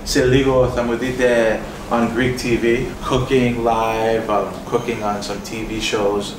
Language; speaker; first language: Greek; early bilingual, heritage; English